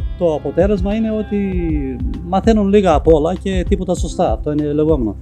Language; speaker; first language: Greek; non-native, local second language; Bulgarian